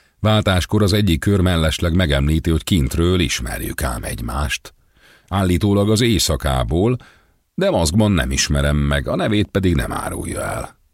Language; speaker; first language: Hungarian; native; Hungarian